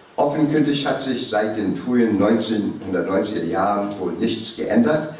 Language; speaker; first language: German; non-native, fluent; English